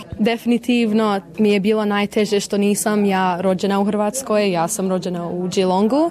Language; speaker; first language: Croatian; early bilingual, heritage; Croatian